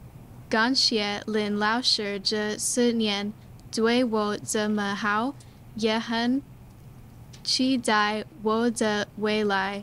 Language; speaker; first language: Chinese; non-native, learner; English